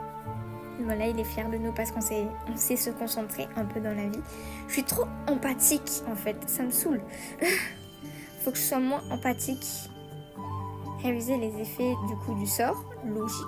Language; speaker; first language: French; native; French